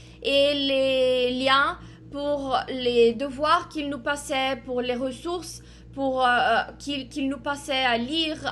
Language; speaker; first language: French; non-native, fluent; Portuguese